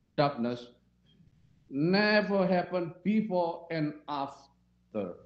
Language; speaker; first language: English; non-native, fluent; Indonesian